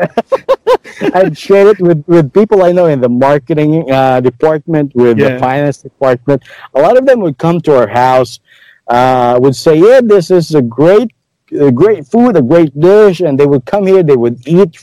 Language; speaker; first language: English; non-native, local second language; Hiligaynon